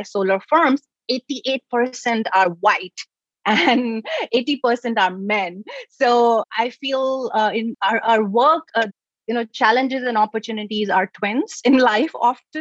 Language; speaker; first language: English; non-native, local second language; Hindi